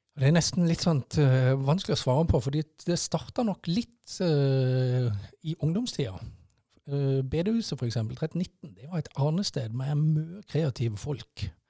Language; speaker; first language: Norwegian; native; Norwegian